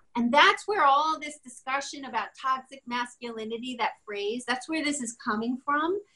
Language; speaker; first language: English; native; English